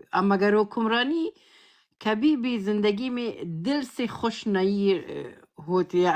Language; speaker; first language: Hindi; non-native, learner; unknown